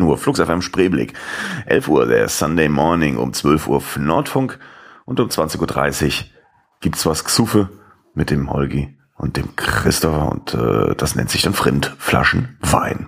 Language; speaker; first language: German; native; German